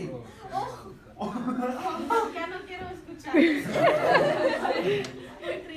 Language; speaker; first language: Spanish; non-native, fluent; English